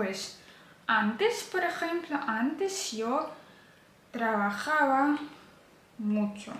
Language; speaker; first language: Spanish; non-native, fluent; Ukrainian